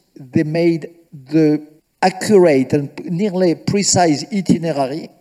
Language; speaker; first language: English; non-native, fluent; French